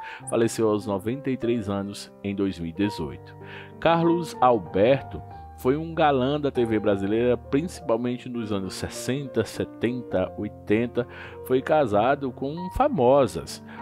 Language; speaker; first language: Portuguese; native; Portuguese